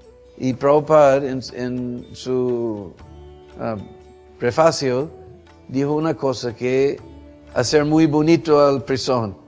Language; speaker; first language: Spanish; non-native, fluent; English